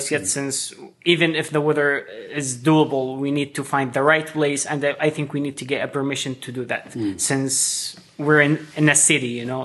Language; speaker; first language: English; non-native, fluent; Arabic